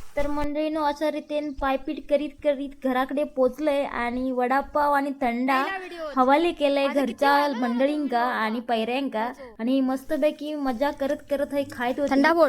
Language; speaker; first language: Marathi; native; Marathi